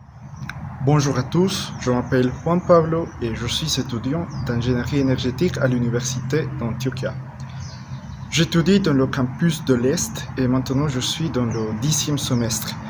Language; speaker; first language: French; non-native, learner; Spanish